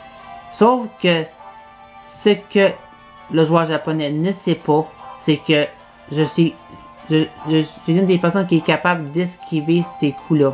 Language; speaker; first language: French; native; French